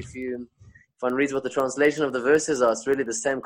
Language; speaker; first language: English; non-native, local second language; Spanish